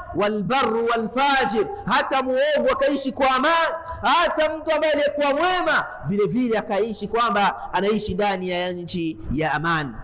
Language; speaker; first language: Swahili; native; Swahili